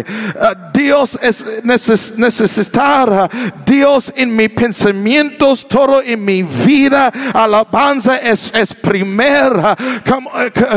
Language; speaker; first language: Spanish; non-native, learner; English